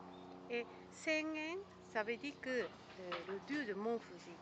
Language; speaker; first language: French; non-native, learner; Japanese